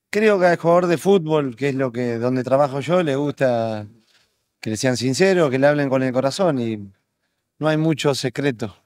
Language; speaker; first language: Spanish; native; Spanish